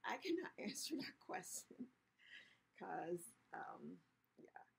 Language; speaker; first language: English; native; English